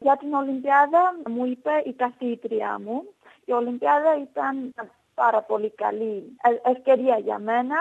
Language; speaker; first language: Greek; non-native, fluent; Armenian